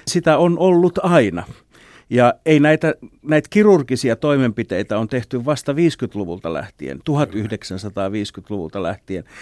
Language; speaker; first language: Finnish; native; Finnish